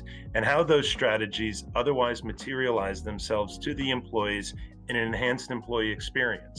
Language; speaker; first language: English; native; English